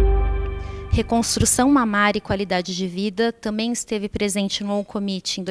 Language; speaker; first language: Portuguese; native; Portuguese